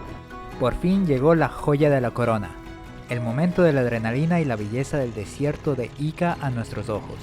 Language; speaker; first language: Spanish; native; Spanish